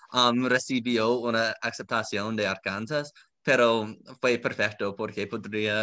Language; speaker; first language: Spanish; non-native, fluent; English